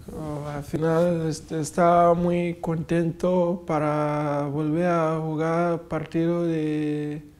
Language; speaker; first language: Spanish; non-native, fluent; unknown